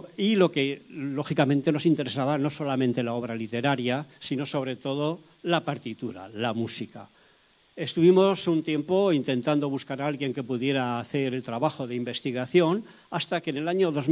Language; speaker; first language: Spanish; native; Spanish